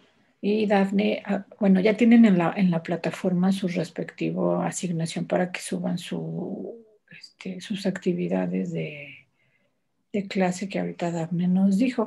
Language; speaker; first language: Spanish; native; Spanish